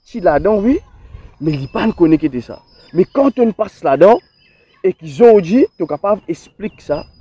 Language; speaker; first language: French; non-native, local second language; Morisyen